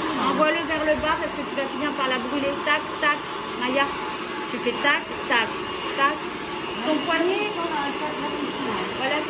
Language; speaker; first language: French; native; French